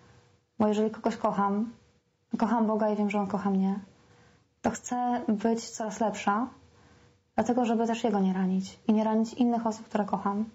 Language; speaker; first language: Polish; native; Polish